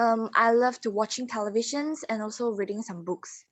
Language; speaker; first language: English; non-native, learner; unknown